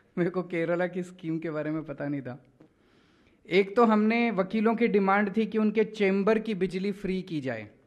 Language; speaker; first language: Hindi; native; Hindi